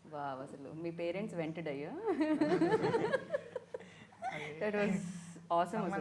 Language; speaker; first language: Telugu; native; Telugu